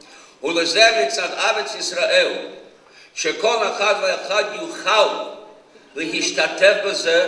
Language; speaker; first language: Hebrew; non-native, fluent; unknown